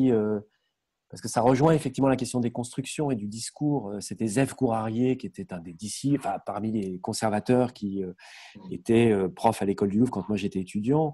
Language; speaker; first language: French; native; French